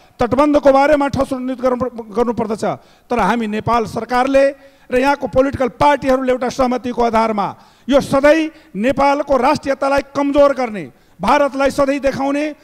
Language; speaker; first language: Nepali; non-native, local second language; Maithili